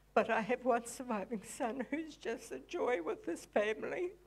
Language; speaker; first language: English; native; English